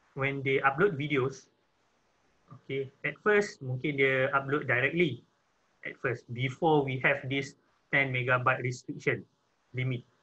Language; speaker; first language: English; non-native, local second language; Malay